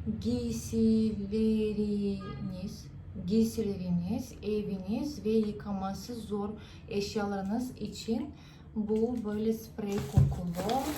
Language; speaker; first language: Turkish; non-native, fluent; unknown